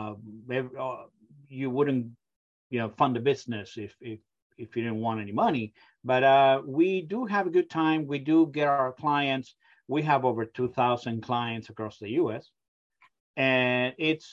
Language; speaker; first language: English; non-native, fluent; Spanish